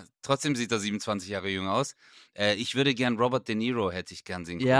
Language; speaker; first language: German; native; German